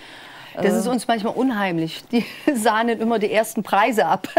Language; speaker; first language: German; native; German